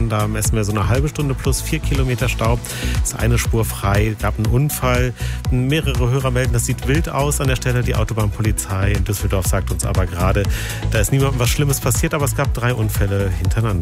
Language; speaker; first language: German; native; German